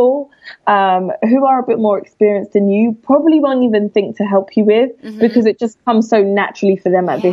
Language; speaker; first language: English; native; English